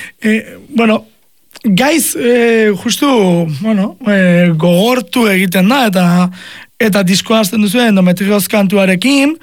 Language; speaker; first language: Basque; native; Basque